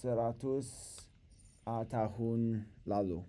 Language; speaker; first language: Indonesian; non-native, learner; English